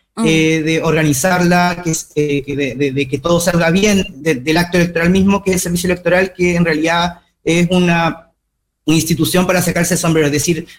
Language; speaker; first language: Spanish; native; Spanish